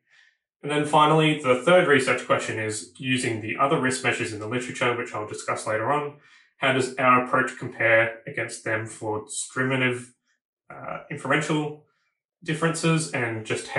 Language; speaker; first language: English; native; English